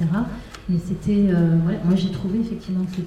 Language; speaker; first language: French; native; French